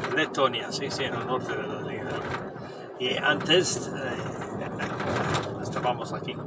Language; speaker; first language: Spanish; non-native, fluent; English